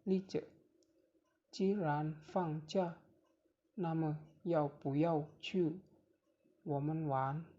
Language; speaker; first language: Chinese; non-native, learner; Indonesian